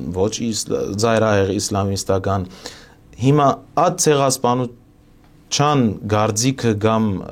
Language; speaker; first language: Armenian; early bilingual, heritage; Armenian